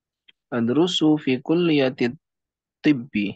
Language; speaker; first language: Arabic; non-native, learner; Indonesian